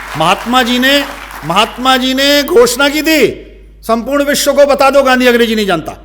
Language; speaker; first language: Hindi; native; Hindi